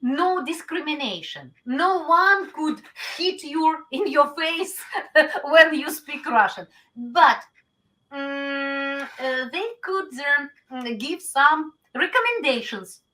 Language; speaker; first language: English; non-native, learner; Ukrainian